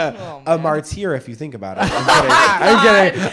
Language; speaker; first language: English; native; English